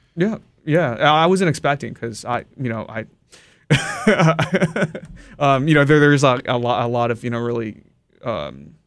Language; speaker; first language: English; early bilingual, other home language; Japanese